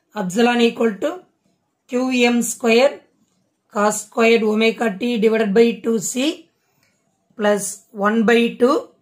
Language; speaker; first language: English; non-native, local second language; Tamil